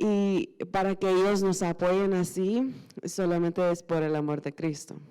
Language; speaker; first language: Spanish; early bilingual, heritage; Spanish